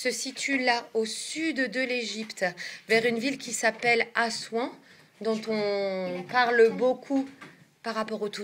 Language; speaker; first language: French; native; French